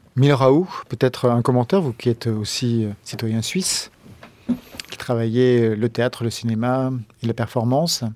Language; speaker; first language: French; native; French